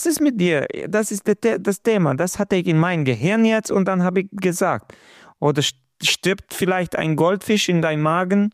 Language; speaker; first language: German; non-native, fluent; Romanian